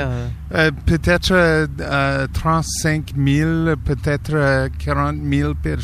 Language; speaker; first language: French; non-native, learner; English